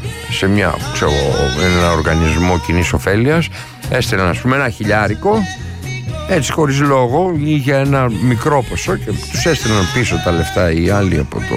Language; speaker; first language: Greek; native; Greek